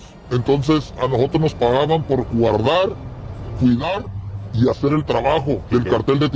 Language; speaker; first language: Spanish; native; Spanish